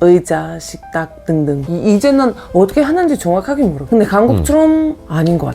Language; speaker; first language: Korean; non-native, fluent; Bulgarian